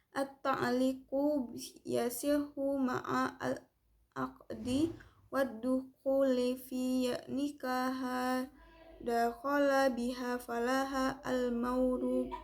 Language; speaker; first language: Arabic; non-native, learner; Indonesian